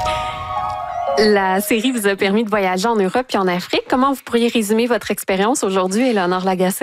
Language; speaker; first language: French; native; French